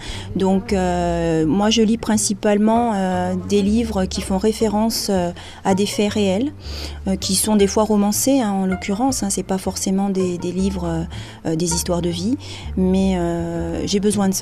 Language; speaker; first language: French; native; French